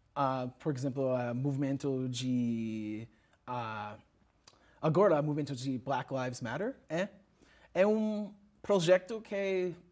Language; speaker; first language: Portuguese; non-native, learner; English